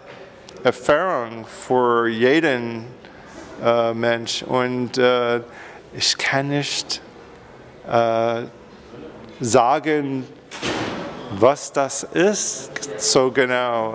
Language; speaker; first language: German; non-native, learner; English